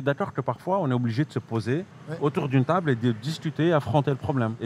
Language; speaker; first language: French; native; French